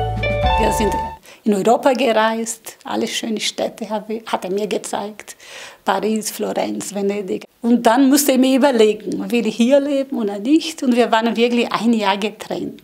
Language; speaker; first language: German; non-native, learner; Portuguese